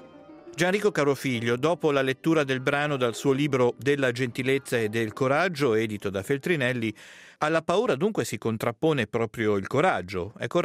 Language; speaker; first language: Italian; native; Italian